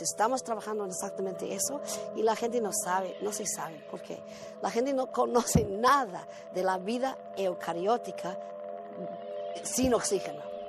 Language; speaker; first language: Spanish; non-native, fluent; English